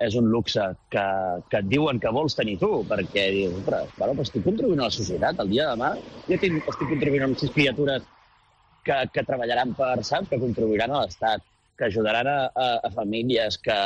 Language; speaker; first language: Catalan; native; Catalan